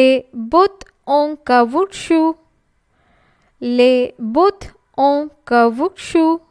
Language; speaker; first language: French; non-native, fluent; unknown